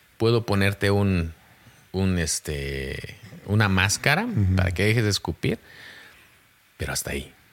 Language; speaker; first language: Spanish; early bilingual, heritage; Spanish